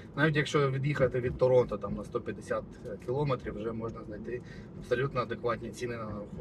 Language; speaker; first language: Ukrainian; native; Ukrainian